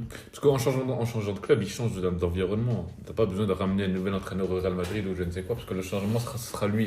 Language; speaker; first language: French; native; French